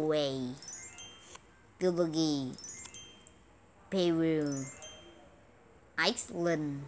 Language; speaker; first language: English; non-native, learner; Thai